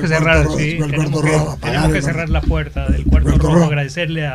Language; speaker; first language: Spanish; native; Spanish